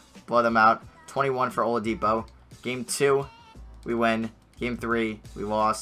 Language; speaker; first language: English; native; English